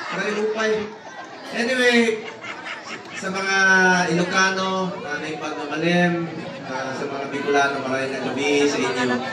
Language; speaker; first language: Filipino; non-native, local second language; Cebuano